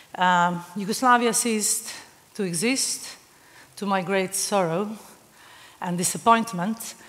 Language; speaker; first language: English; non-native, fluent; Serbian